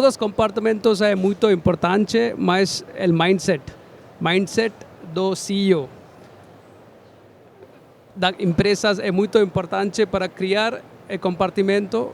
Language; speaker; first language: Portuguese; non-native, learner; Hindi